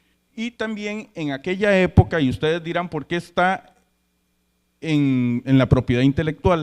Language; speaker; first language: Spanish; native; Spanish